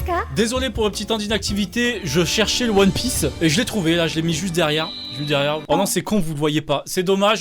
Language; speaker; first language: French; native; French